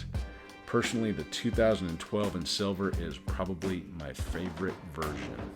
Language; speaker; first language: English; native; English